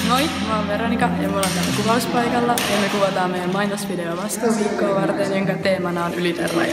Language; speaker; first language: Finnish; native; Finnish